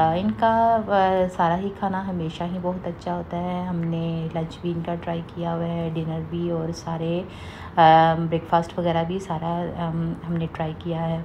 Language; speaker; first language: Urdu; native; Urdu